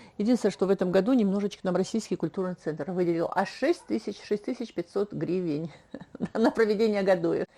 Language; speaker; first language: Russian; non-native, local second language; Chuvash